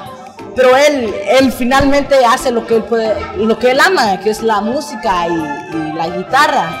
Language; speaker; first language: Spanish; early bilingual, heritage; Spanish